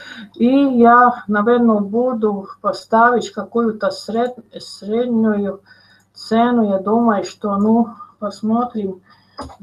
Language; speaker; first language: Russian; non-native, local second language; Latvian